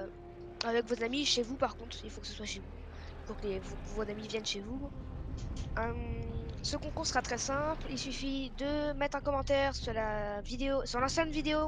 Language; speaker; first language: French; native; French